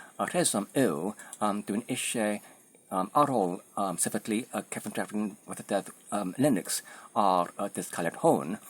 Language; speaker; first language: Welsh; non-native, learner; Polish